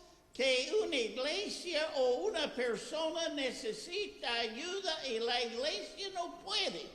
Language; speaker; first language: Spanish; non-native, fluent; English